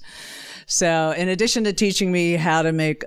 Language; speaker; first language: English; native; English